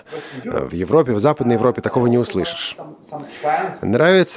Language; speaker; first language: Russian; non-native, fluent; German